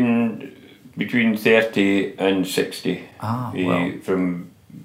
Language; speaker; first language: English; native; English